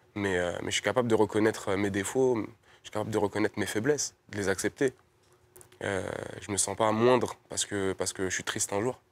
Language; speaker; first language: French; native; French